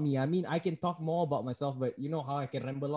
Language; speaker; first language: English; non-native, local second language; Malay